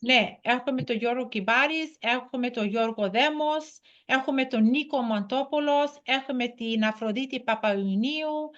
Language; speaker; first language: Greek; early bilingual, heritage; Greek